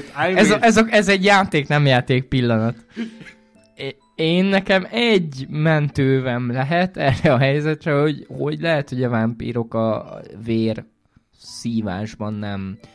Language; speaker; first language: Hungarian; native; Hungarian